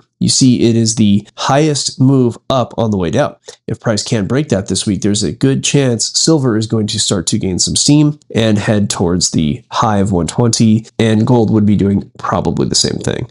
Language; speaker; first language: English; native; English